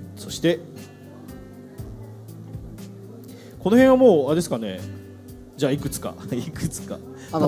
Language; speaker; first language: Japanese; native; Japanese